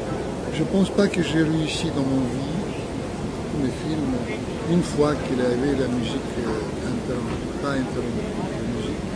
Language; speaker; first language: French; non-native, fluent; Russian